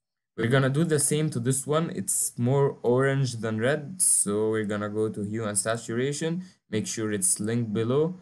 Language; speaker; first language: English; non-native, fluent; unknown